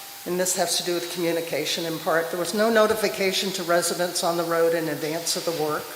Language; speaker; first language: English; native; English